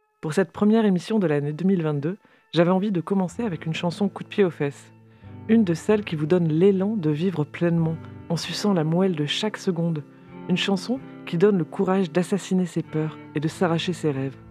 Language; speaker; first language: French; native; French